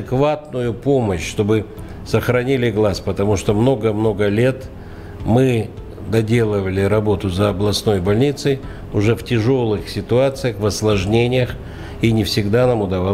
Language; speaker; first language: Russian; native; Russian